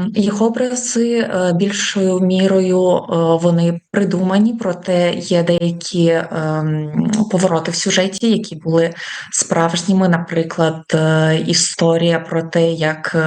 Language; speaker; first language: Ukrainian; native; Ukrainian